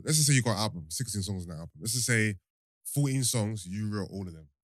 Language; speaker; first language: English; native; English